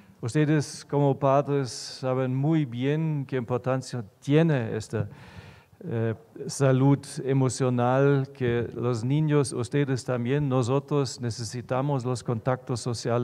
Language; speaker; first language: Spanish; non-native, fluent; German